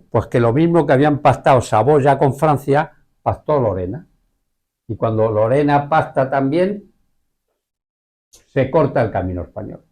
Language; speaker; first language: Spanish; native; Spanish